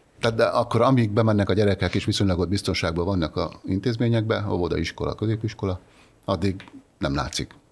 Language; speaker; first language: Hungarian; native; Hungarian